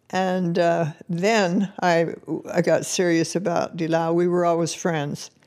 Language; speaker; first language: English; native; English